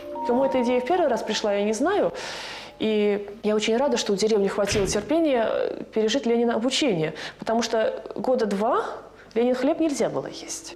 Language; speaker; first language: Russian; native; Russian